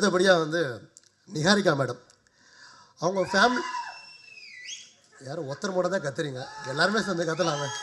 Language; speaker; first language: Tamil; native; Tamil